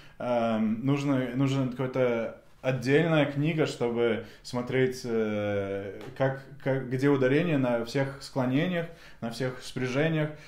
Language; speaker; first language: Russian; non-native, fluent; English